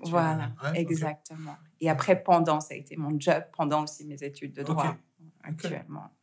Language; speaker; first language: French; native; French